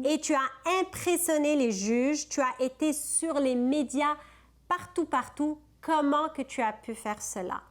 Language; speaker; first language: French; non-native, local second language; Arabic